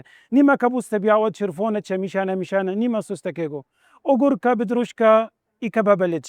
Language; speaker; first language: Polish; non-native, fluent; Arabic